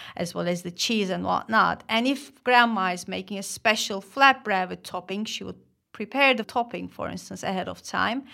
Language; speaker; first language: English; non-native, fluent; Turkish